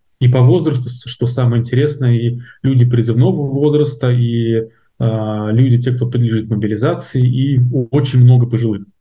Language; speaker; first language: Russian; native; Russian